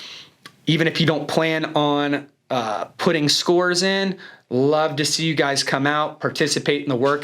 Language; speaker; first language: English; native; English